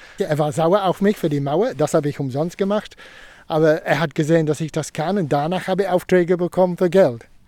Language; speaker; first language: German; non-native, fluent; English